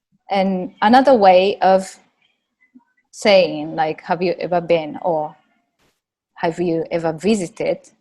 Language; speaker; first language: English; non-native, fluent; Japanese